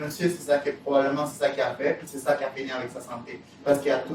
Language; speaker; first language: French; native; French